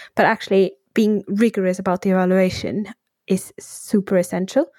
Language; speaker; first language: English; non-native, fluent; Swiss German